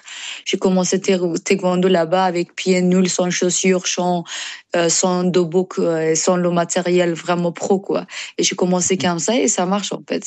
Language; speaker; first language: French; non-native, learner; Persian